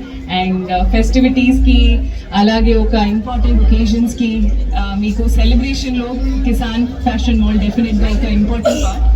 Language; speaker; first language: Telugu; non-native, fluent; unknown